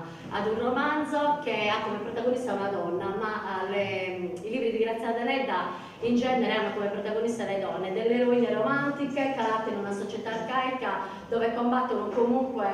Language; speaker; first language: Italian; native; Italian